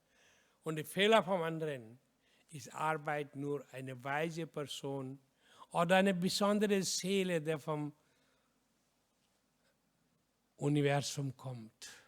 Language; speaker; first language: German; non-native, learner; Hindi